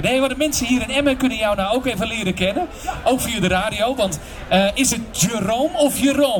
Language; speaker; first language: Dutch; native; Dutch